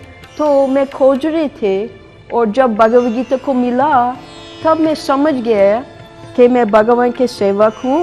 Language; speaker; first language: Hindi; non-native, fluent; English